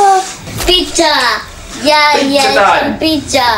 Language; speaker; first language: Polish; early bilingual, heritage; Polish